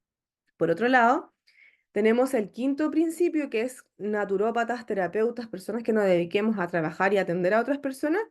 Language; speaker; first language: Spanish; native; Spanish